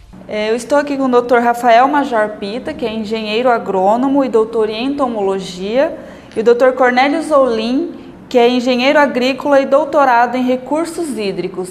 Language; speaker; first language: Portuguese; native; Portuguese